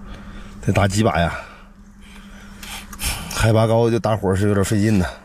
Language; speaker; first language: Chinese; native; Chinese